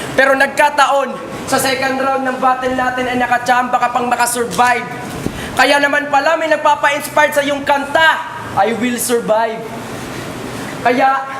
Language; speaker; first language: Filipino; non-native, local second language; Cebuano